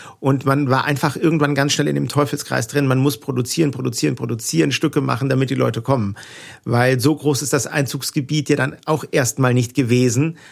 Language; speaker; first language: German; native; German